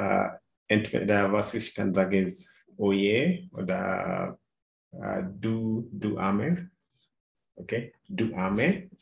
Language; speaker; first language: German; non-native, fluent; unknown